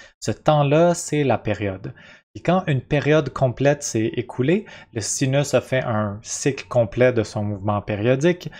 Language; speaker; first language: French; native; French